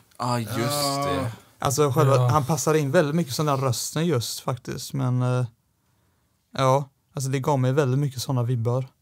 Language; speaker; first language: Swedish; native; Swedish